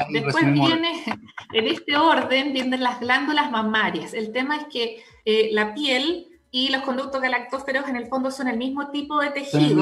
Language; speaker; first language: Spanish; native; Spanish